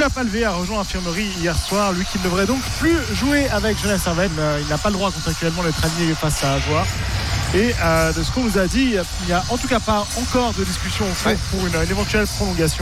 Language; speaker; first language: French; native; French